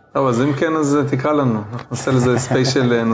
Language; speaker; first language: Hebrew; native; Hebrew